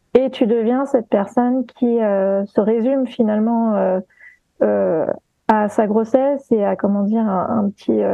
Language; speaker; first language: French; native; French